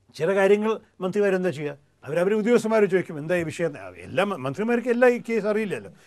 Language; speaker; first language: Malayalam; early bilingual, heritage; Malayalam